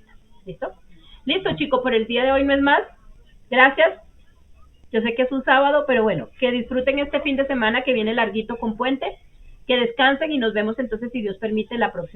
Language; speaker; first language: Spanish; native; Spanish